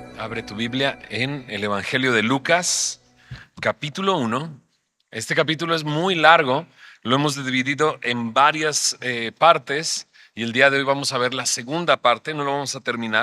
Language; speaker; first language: Spanish; native; Spanish